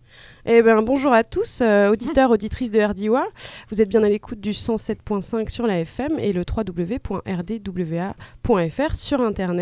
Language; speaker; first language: French; native; French